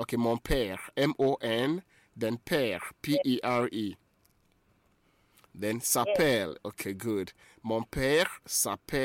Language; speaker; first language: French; non-native, fluent; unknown